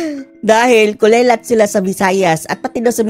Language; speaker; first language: Filipino; native; Filipino